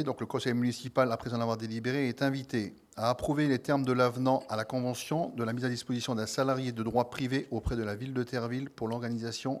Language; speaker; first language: French; native; French